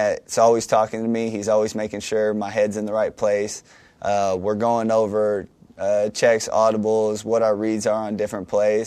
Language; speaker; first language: English; native; English